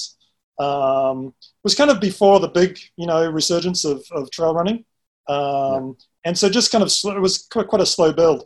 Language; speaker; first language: English; native; English